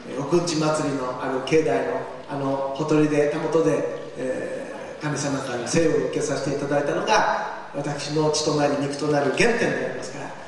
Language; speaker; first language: Japanese; native; Japanese